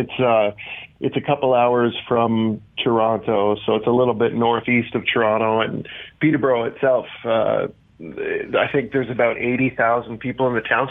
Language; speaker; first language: English; native; English